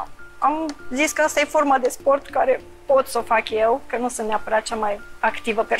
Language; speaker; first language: Romanian; native; Romanian